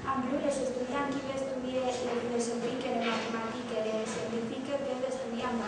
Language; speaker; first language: French; non-native, learner; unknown